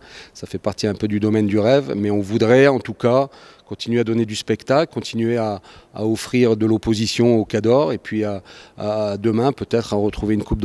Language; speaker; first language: French; native; French